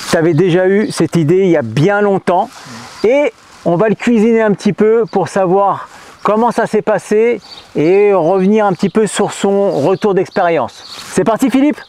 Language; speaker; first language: French; native; French